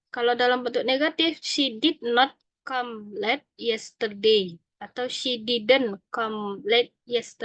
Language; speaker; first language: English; non-native, learner; Indonesian